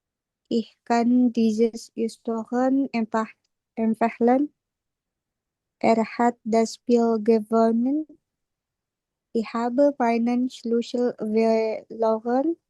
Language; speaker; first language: German; non-native, learner; Indonesian